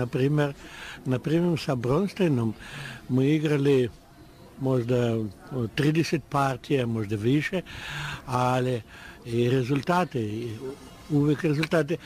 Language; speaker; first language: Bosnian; non-native, learner; Russian